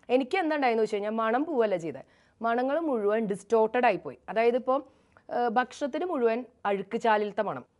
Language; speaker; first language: Malayalam; native; Malayalam